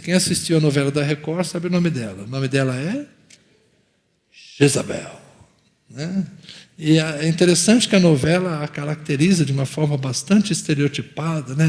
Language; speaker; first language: Portuguese; native; Portuguese